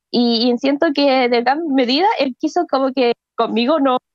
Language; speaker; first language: Spanish; native; Spanish